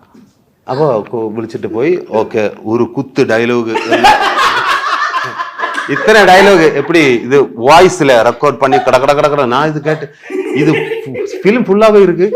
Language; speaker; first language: Tamil; non-native, learner; Malayalam